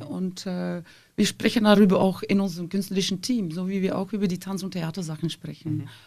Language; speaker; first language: German; non-native, fluent; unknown